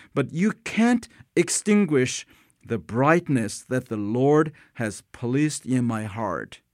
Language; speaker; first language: English; non-native, fluent; Chinese